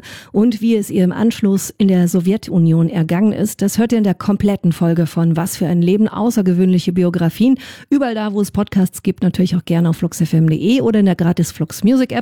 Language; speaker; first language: German; native; German